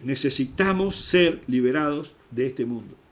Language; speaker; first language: Spanish; native; Spanish